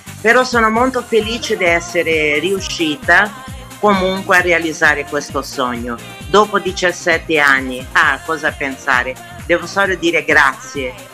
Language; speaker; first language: Italian; non-native, fluent; Portuguese